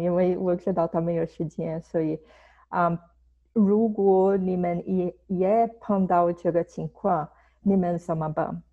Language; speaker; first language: Chinese; non-native, fluent; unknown